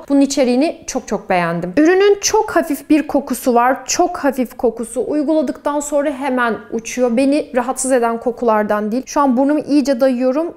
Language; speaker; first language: Turkish; native; Turkish